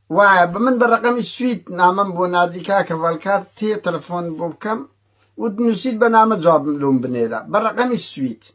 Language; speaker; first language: Central Kurdish; native; Central Kurdish